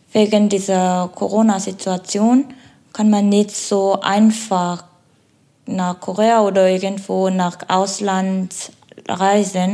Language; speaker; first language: German; non-native, learner; Korean